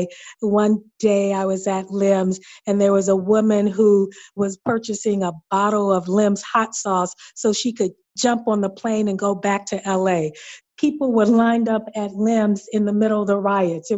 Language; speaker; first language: English; native; English